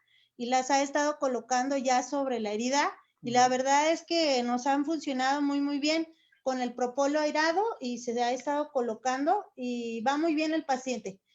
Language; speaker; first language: Spanish; native; Spanish